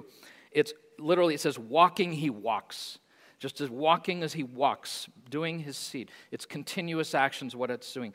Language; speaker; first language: English; native; English